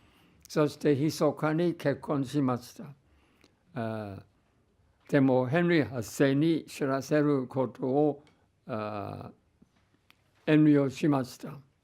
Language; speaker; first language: Japanese; non-native, fluent; English